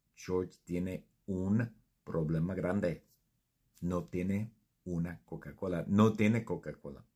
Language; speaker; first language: Spanish; non-native, fluent; English